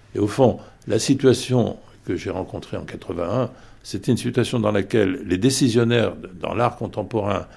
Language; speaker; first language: French; native; French